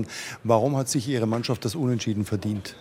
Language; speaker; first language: German; native; German